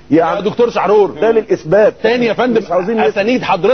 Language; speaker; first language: Arabic; native; Arabic